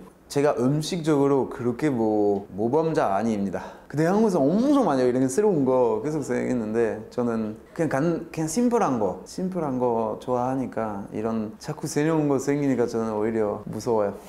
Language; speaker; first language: Korean; non-native, fluent; French